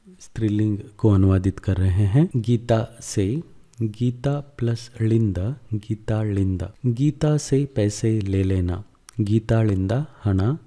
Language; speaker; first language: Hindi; non-native, local second language; Kannada